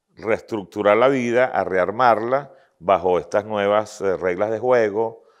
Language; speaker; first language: Spanish; native; Spanish